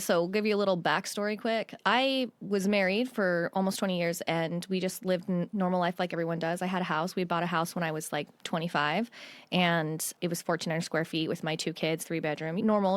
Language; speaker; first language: English; native; English